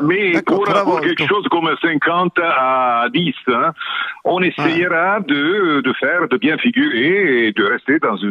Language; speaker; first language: French; non-native, fluent; Italian